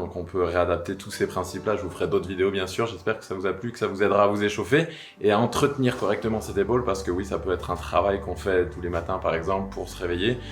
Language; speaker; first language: French; native; French